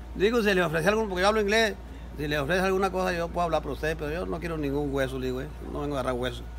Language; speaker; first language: Spanish; native; Spanish